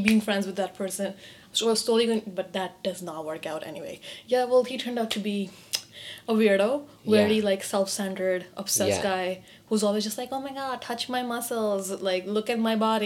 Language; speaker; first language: English; non-native, local second language; Urdu